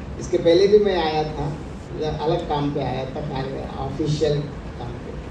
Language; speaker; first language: Hindi; non-native, local second language; Telugu